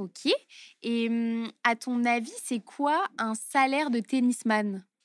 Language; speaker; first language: French; native; French